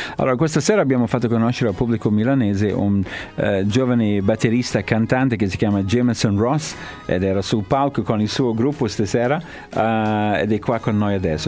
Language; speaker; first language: Italian; non-native, fluent; English